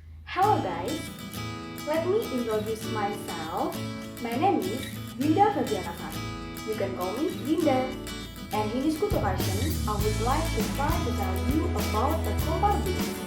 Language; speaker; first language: English; non-native, learner; Indonesian